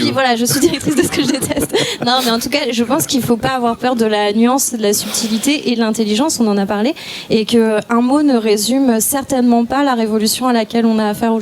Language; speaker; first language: French; native; French